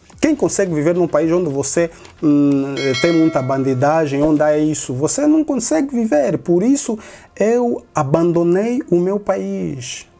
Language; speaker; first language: Portuguese; native; Portuguese